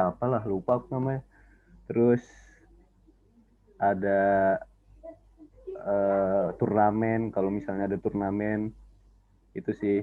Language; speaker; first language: Indonesian; native; Indonesian